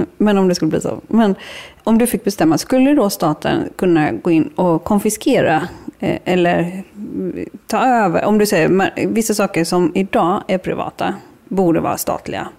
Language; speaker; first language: Swedish; native; Swedish